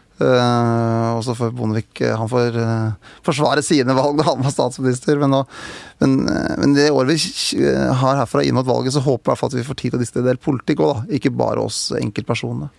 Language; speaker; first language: Norwegian; native; Norwegian